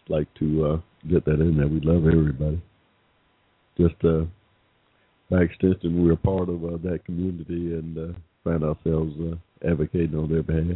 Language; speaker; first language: English; native; English